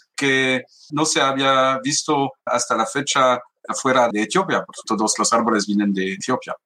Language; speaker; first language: Spanish; non-native, fluent; French